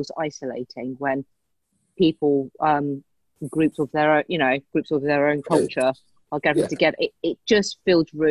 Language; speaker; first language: English; native; English